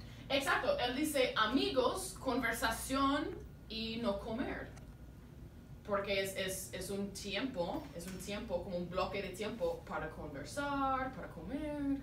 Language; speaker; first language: Spanish; non-native, fluent; English